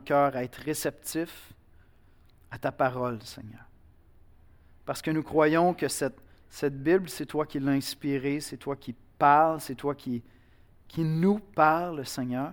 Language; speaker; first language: French; native; French